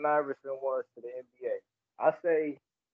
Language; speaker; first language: English; native; English